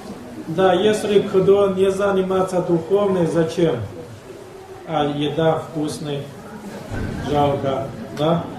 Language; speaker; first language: Russian; non-native, learner; Chinese